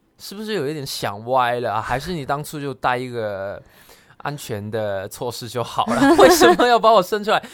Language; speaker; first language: Chinese; non-native, local second language; Cantonese